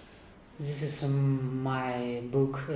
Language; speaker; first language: English; non-native, learner; Kazakh